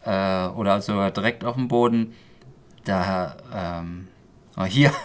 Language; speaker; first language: German; native; German